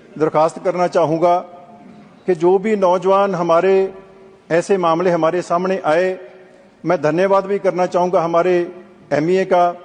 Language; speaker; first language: Hindi; non-native, local second language; Punjabi